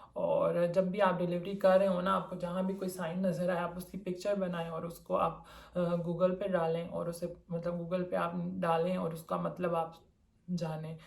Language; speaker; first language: Urdu; non-native, local second language; Punjabi